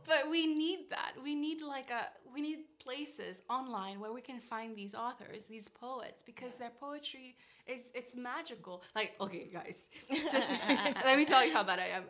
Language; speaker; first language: English; non-native, fluent; Haitian Creole